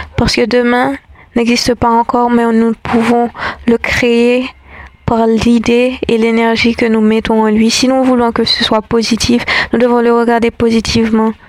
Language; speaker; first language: French; non-native, local second language; Haitian Creole